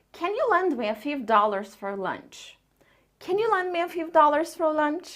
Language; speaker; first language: English; non-native, fluent; Turkish